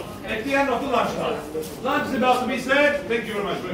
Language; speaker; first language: English; non-native, fluent; Turkish